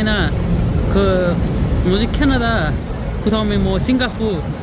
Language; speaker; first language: Korean; non-native, learner; Nepali